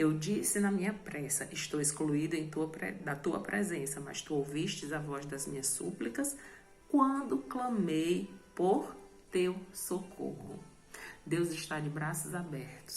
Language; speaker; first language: Portuguese; native; Portuguese